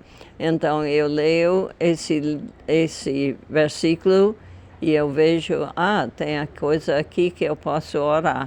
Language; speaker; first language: Portuguese; non-native, fluent; English